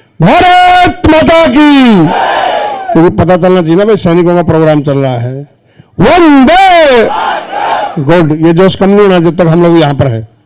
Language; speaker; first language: Hindi; native; Hindi